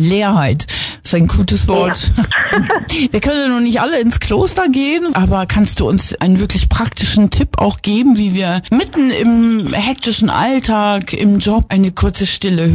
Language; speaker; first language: German; native; German